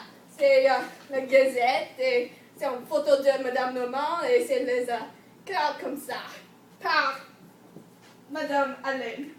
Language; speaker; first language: French; non-native, learner; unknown